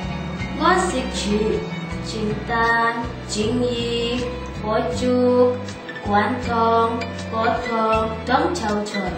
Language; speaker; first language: Cantonese; non-native, learner; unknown